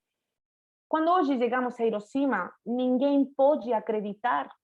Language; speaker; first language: Portuguese; non-native, fluent; Spanish